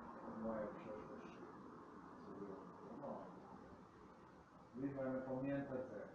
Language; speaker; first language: Polish; non-native, learner; Slovenian